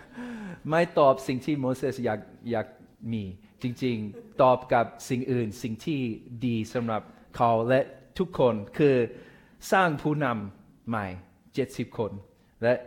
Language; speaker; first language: Thai; non-native, fluent; English